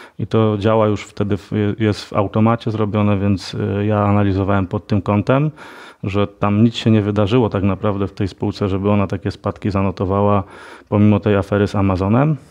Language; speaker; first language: Polish; native; Polish